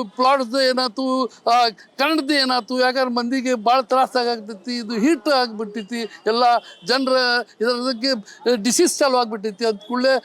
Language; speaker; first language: Kannada; non-native, local second language; Urdu